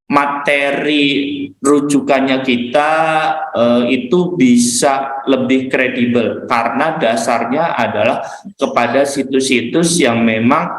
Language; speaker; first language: Indonesian; native; Indonesian